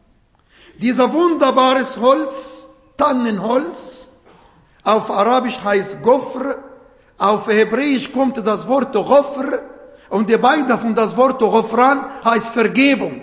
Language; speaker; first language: German; non-native, fluent; Arabic